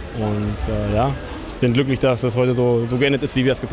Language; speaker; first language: German; native; German